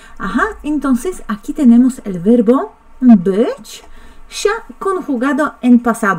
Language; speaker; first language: Spanish; non-native, fluent; Polish